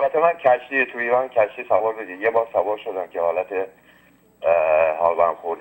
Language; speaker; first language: Persian; early bilingual, heritage; Persian